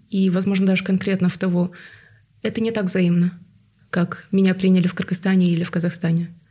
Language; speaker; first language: Russian; non-native, local second language; Tuvinian